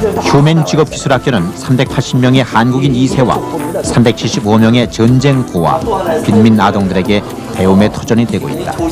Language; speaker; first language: Korean; native; Korean